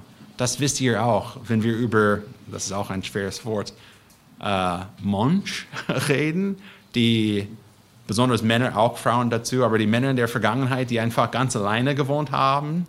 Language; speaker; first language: German; non-native, fluent; English